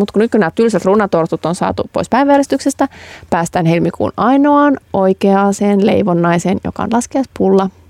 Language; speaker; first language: Finnish; native; Finnish